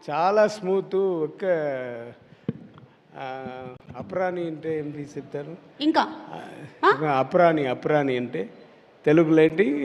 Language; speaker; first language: Telugu; non-native, learner; Tamil